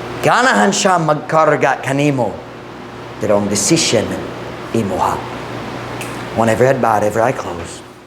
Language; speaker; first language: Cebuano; non-native, fluent; English